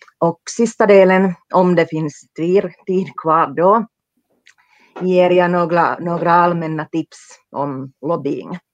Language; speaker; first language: Swedish; non-native, local second language; Finnish